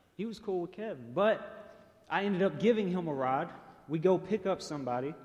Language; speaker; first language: English; native; English